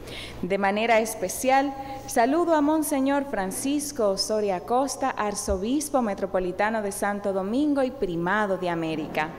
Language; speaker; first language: Spanish; native; Spanish